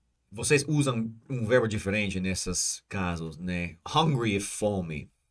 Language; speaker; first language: Portuguese; non-native, fluent; English